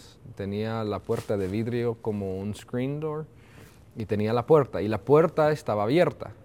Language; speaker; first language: Spanish; early bilingual, heritage; Spanish